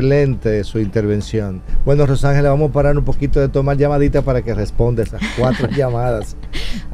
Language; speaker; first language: Spanish; native; Spanish